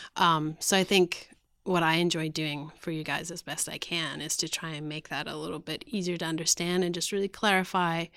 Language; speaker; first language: English; native; English